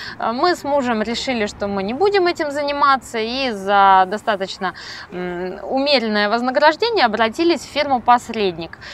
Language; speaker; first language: Russian; native; Russian